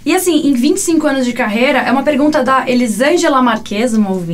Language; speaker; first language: Portuguese; native; Portuguese